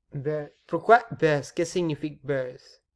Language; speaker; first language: French; non-native, learner; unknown